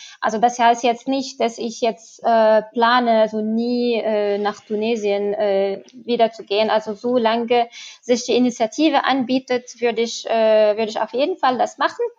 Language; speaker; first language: German; non-native, fluent; Arabic